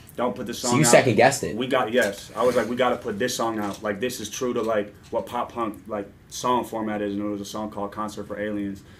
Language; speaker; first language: English; native; English